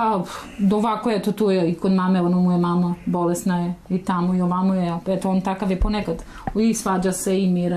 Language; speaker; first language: Serbian; native; Serbian